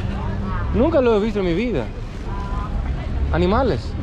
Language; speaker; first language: Spanish; non-native, learner; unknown